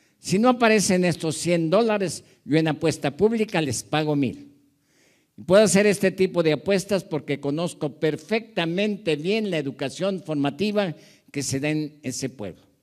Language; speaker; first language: Spanish; early bilingual, other home language; Japanese